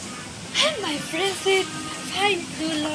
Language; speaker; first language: English; non-native, learner; Burmese